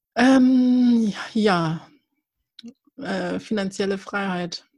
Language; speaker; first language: German; early bilingual, other home language; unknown